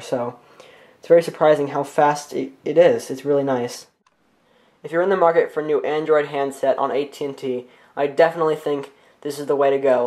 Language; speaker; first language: English; native; English